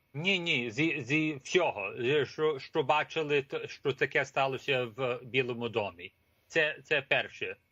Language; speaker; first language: Ukrainian; early bilingual, heritage; Ukrainian